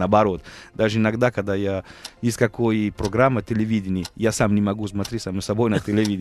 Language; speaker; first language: Russian; non-native, fluent; Italian